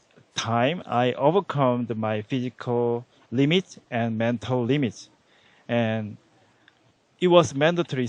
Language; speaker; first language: English; non-native, learner; Korean